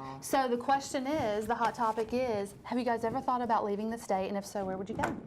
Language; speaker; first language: English; native; English